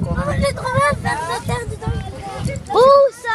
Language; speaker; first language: French; non-native, learner; Arabic